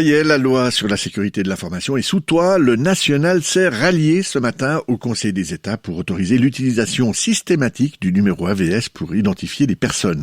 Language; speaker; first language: French; native; French